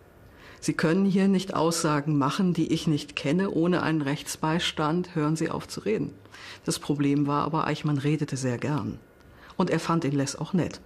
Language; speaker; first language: German; native; German